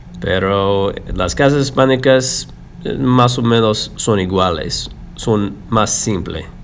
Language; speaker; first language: Spanish; non-native, fluent; English